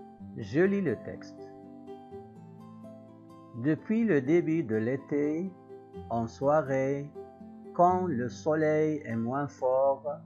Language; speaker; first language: French; non-native, local second language; Arabic